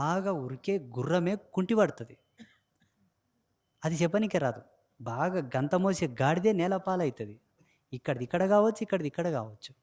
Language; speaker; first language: Telugu; native; Telugu